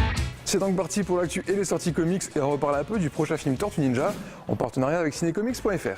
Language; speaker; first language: French; native; French